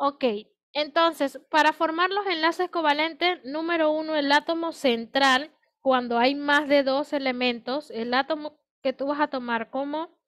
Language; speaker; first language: Spanish; native; Spanish